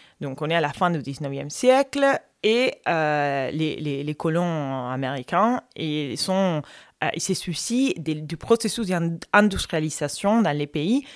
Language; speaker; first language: French; non-native, fluent; Spanish